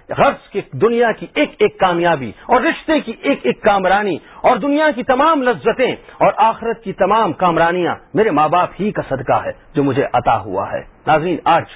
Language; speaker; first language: Urdu; native; Urdu